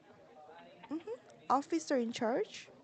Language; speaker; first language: English; non-native, learner; Korean